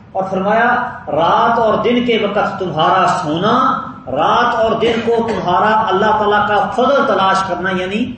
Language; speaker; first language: Urdu; non-native, local second language; Punjabi